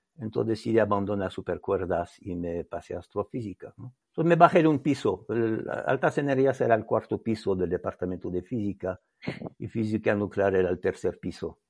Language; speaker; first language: Spanish; non-native, fluent; French